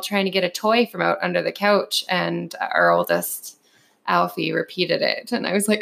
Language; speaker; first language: English; native; English